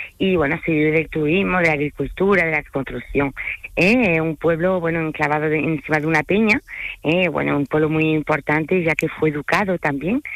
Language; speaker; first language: Spanish; early bilingual, other home language; French